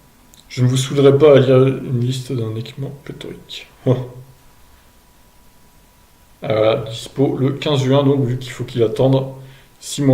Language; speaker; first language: French; native; French